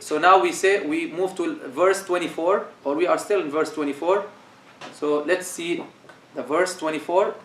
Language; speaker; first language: English; non-native, fluent; Arabic